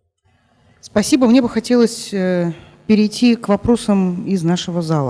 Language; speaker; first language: Russian; native; Russian